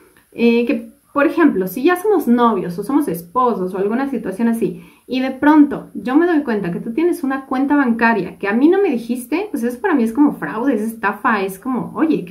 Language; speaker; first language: Spanish; native; Spanish